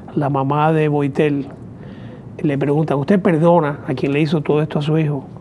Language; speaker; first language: Spanish; native; Spanish